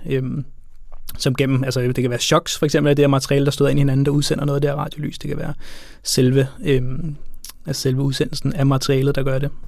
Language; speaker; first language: Danish; native; Danish